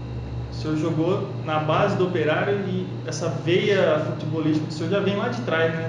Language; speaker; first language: Portuguese; native; Portuguese